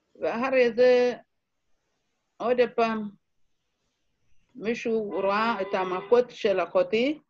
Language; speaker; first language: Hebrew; non-native, fluent; Amharic